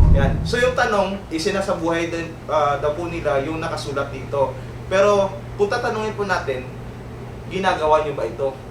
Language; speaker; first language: Filipino; native; Filipino